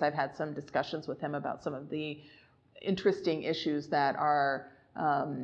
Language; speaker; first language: English; native; English